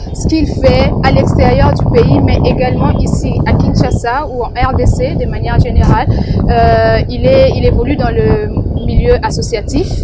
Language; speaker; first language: French; non-native, local second language; Lingala